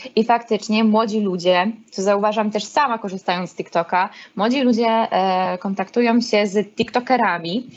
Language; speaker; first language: Polish; native; Polish